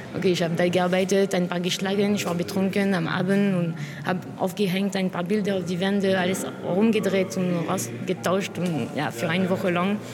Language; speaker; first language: German; non-native, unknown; French